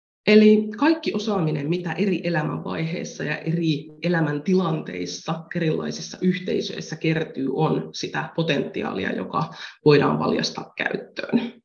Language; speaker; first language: Finnish; native; Finnish